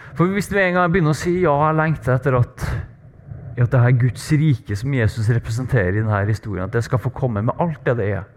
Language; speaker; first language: Norwegian; native; Norwegian